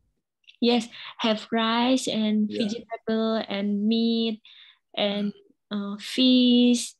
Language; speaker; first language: English; non-native, learner; Indonesian